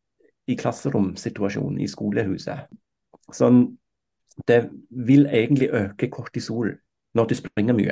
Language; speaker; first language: Norwegian; non-native, fluent; German